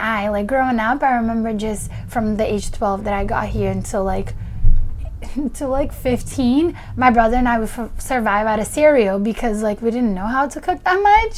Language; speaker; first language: English; early bilingual, other home language; Portuguese